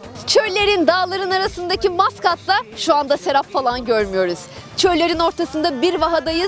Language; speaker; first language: Turkish; native; Turkish